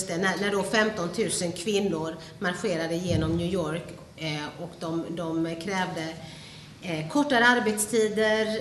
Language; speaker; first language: Swedish; early bilingual, other home language; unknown